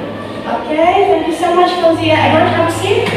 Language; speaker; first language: English; non-native, fluent; Indonesian